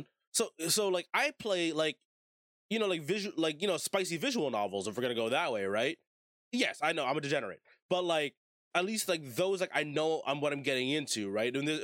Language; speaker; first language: English; native; English